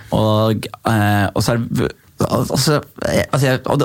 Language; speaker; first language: Norwegian; native; Norwegian